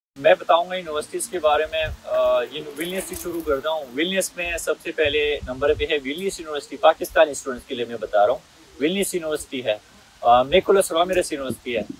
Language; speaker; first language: Hindi; non-native, local second language; Pashto